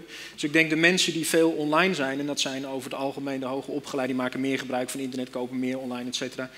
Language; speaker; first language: Dutch; native; Dutch